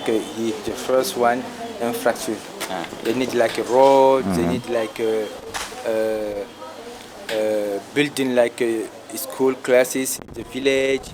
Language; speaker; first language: English; non-native, fluent; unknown